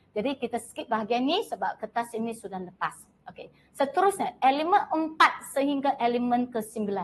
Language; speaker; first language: Malay; non-native, local second language; Chinese